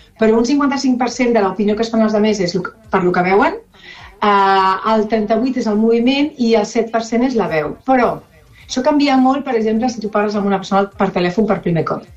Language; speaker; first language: Catalan; non-native, local second language; Spanish